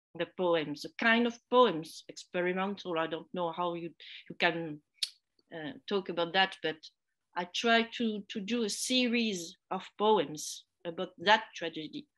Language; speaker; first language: English; non-native, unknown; French